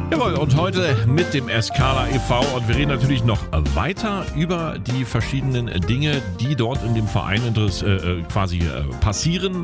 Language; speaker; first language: German; native; German